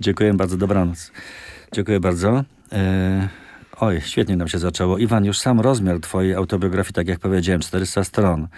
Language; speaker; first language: Polish; native; Polish